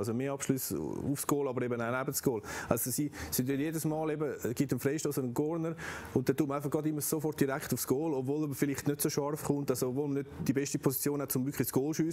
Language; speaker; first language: German; native; German